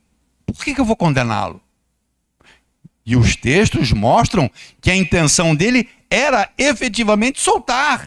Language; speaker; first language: Portuguese; native; Portuguese